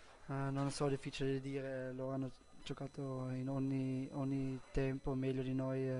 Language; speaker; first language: Italian; non-native, learner; German